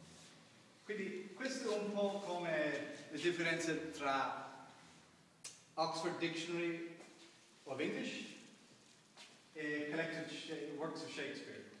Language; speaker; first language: Italian; non-native, learner; English